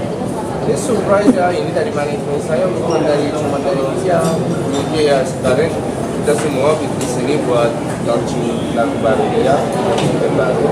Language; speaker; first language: Indonesian; non-native, learner; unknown